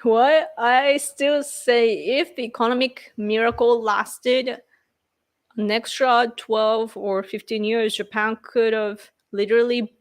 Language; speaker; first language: English; non-native, fluent; Japanese